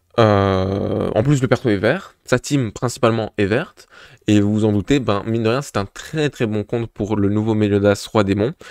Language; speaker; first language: French; native; French